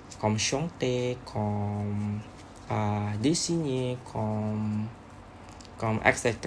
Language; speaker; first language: French; non-native, learner; Indonesian